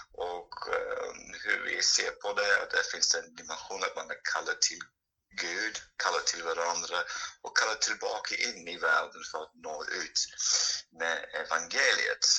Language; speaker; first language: Swedish; non-native, fluent; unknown